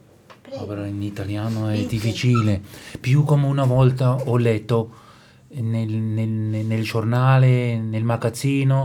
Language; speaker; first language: Italian; non-native, learner; German